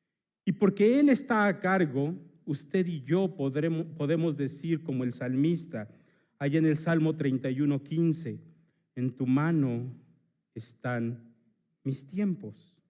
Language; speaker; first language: Spanish; native; Spanish